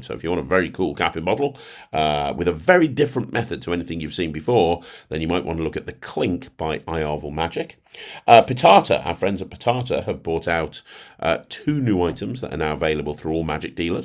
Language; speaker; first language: English; native; English